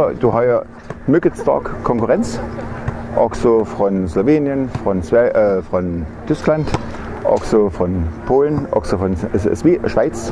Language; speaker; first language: Swedish; non-native, learner; German